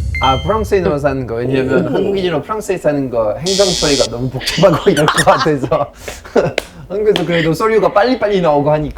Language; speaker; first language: Korean; non-native, fluent; French